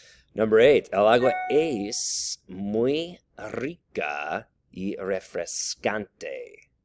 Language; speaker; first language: Spanish; non-native, fluent; English